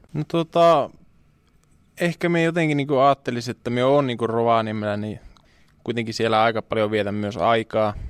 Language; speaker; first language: Finnish; native; Finnish